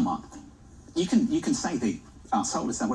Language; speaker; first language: English; native; English